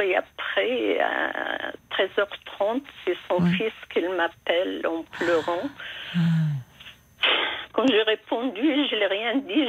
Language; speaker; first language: French; non-native, fluent; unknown